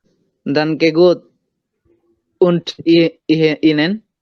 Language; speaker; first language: German; non-native, learner; Indonesian